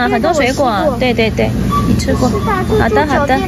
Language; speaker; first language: Chinese; native; Chinese